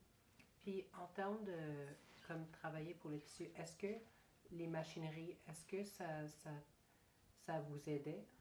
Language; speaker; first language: French; native; French